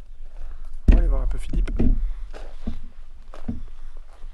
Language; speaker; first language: French; native; French